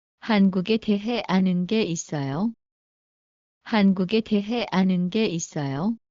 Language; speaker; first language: Korean; non-native, learner; Bangla